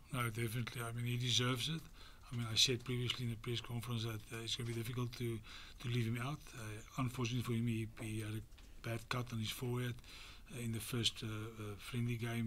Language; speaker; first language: English; non-native, local second language; Afrikaans